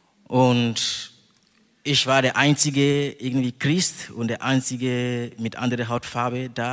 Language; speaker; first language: German; non-native, fluent; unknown